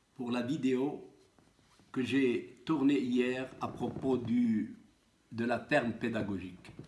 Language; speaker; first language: French; non-native, local second language; Arabic